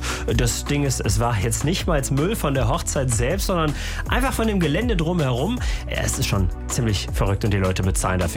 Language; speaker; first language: German; native; German